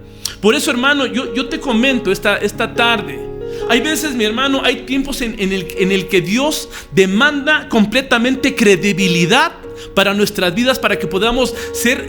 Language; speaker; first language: Spanish; native; Spanish